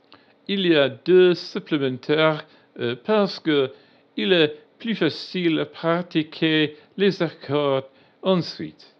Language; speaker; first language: French; non-native, learner; English